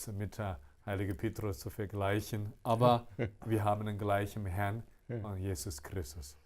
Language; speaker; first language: German; non-native, fluent; Chinese